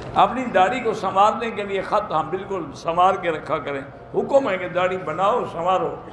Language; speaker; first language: Urdu; native; Urdu